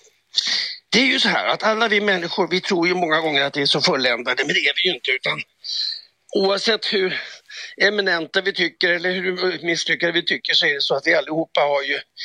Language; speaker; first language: Swedish; native; Swedish